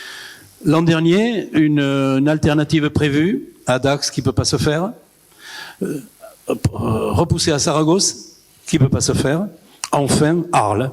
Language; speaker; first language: French; native; French